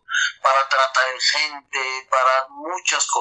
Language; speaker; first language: Spanish; non-native, learner; Arabic